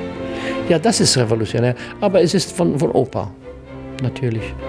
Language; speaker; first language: German; non-native, learner; English